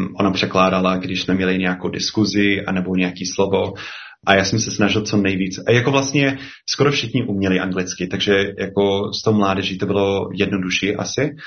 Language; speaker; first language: Czech; non-native, fluent; English